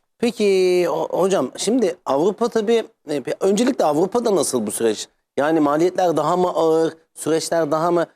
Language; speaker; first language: Turkish; native; Turkish